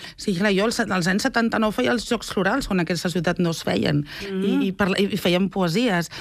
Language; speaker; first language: Catalan; native; Catalan